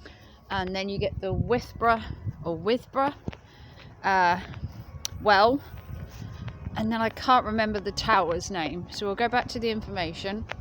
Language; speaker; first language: English; native; English